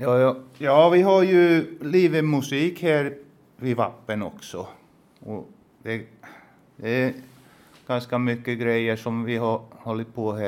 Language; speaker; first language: Swedish; non-native, local second language; Finnish